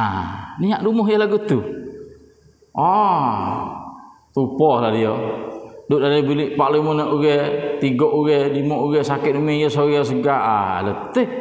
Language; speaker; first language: Malay; native; Malay